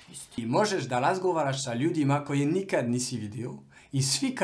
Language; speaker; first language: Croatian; non-native, learner; French